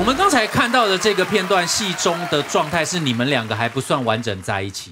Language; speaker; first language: Chinese; native; Chinese